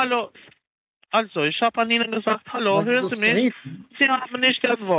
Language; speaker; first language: German; non-native, learner; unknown